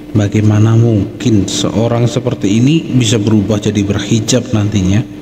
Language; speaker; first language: Indonesian; native; Indonesian